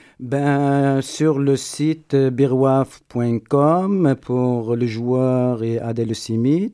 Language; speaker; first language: French; non-native, local second language; Berber languages